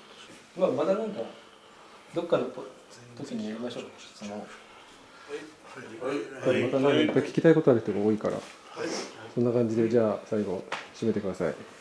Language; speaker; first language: Japanese; native; Japanese